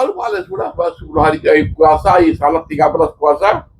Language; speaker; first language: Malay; non-native, learner; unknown